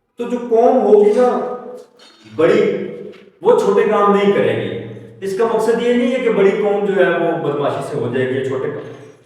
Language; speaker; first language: Urdu; native; Urdu